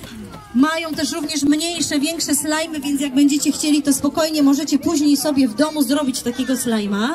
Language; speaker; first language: Polish; native; Polish